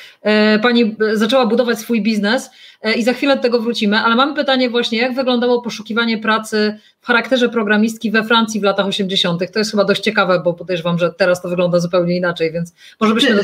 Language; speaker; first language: Polish; native; Polish